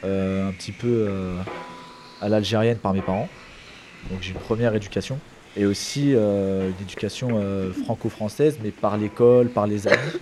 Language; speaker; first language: French; early bilingual, other home language; Kabyle